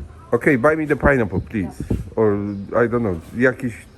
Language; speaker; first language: English; non-native, learner; Polish